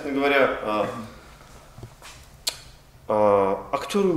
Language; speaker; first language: Russian; native; Russian